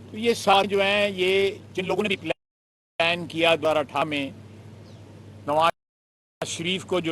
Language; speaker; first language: Urdu; non-native, local second language; Punjabi